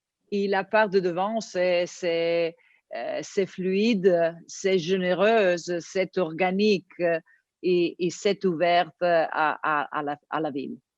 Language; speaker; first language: French; non-native, learner; Italian